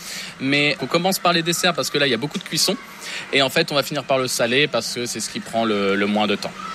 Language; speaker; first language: French; native; French